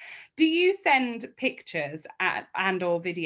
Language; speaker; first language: English; native; English